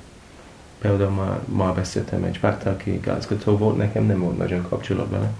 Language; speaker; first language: Hungarian; non-native, learner; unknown